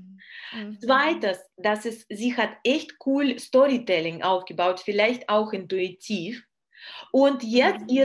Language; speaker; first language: German; non-native, learner; Russian